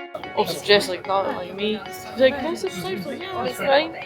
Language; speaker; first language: English; native; English